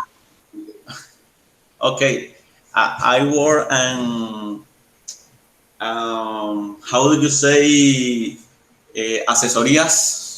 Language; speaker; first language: English; non-native, learner; Spanish